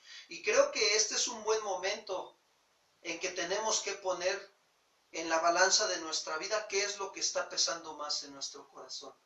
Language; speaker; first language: Spanish; native; Spanish